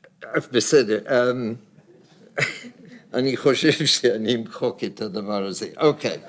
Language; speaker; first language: Hebrew; non-native, fluent; English